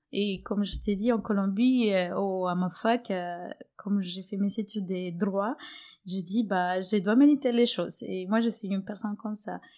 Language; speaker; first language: French; non-native, fluent; Spanish